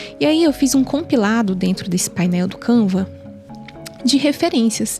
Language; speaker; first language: Portuguese; native; Portuguese